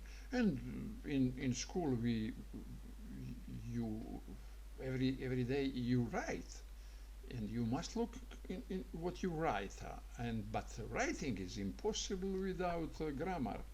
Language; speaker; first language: English; non-native, learner; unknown